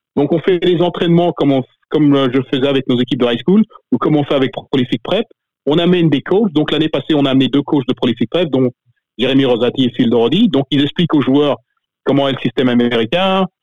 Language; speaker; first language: French; native; French